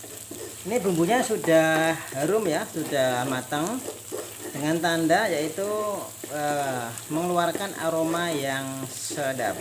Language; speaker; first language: Indonesian; native; Indonesian